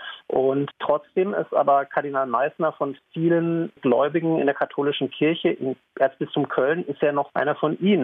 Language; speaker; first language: German; native; German